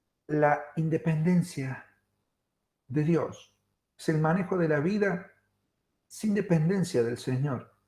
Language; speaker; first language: Spanish; native; Spanish